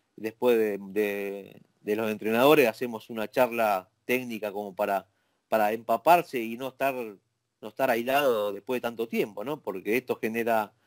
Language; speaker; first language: Spanish; native; Spanish